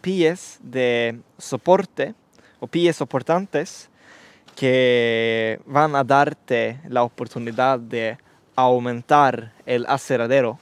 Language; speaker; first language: Spanish; non-native, learner; Swedish